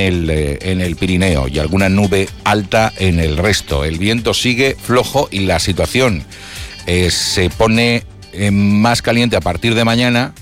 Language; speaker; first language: Spanish; native; Spanish